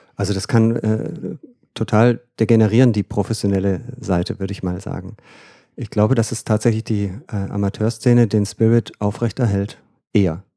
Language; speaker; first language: German; native; German